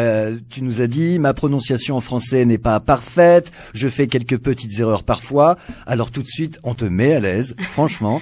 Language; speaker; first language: French; native; French